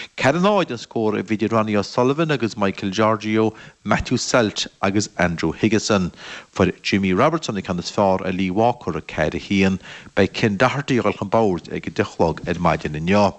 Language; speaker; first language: Irish; native; Irish